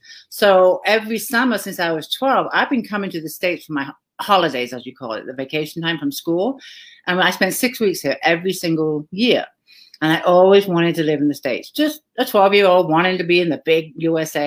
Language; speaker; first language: English; native; English